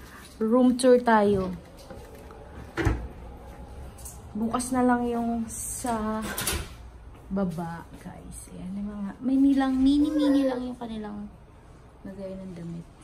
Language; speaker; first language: Filipino; native; Filipino